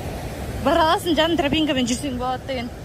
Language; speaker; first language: Kazakh; native; Kazakh